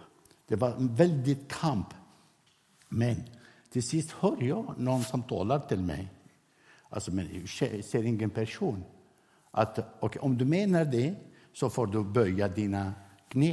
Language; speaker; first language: Swedish; non-native, fluent; Arabic